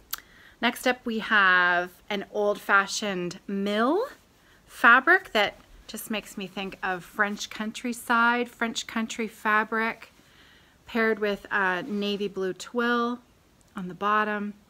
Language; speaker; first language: English; native; English